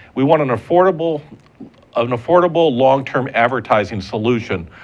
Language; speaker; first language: English; native; English